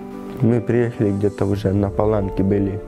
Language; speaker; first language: Russian; native; Russian